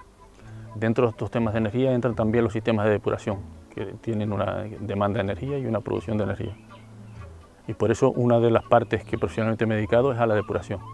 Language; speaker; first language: Spanish; native; Spanish